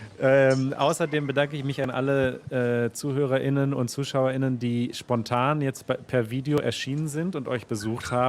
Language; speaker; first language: German; native; German